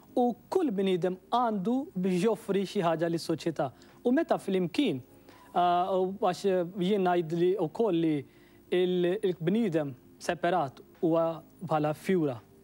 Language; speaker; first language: Maltese; non-native, fluent; Urdu